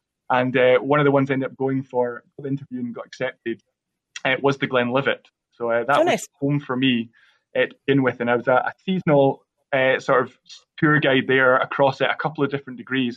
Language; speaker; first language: English; native; English